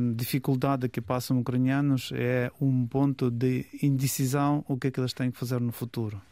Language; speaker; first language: Portuguese; non-native, fluent; Ukrainian